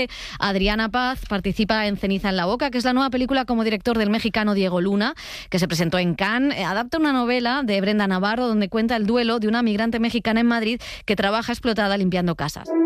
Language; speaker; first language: Spanish; native; Spanish